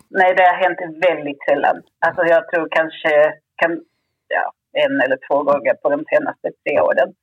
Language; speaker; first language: Swedish; early bilingual, other home language; Spanish